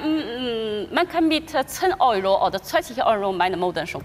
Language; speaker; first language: German; non-native, fluent; Chinese